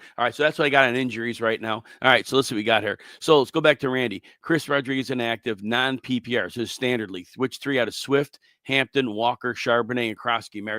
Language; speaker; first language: English; native; English